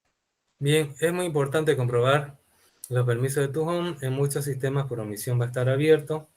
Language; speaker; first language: Spanish; native; Spanish